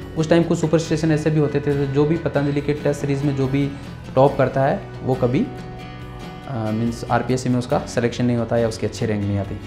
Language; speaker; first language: Hindi; native; Hindi